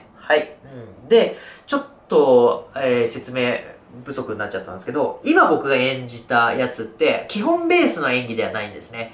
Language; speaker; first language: Japanese; native; Japanese